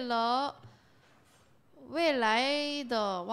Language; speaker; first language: Chinese; non-native, learner; Korean